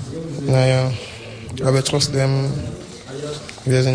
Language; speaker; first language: German; non-native, learner; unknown